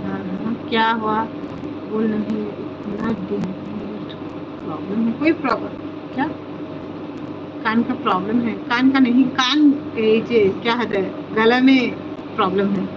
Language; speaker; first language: Hindi; non-native, local second language; Bangla